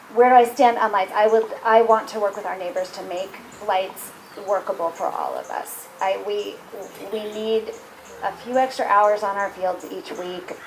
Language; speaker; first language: English; native; English